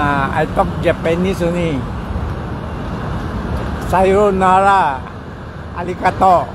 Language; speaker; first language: English; non-native, learner; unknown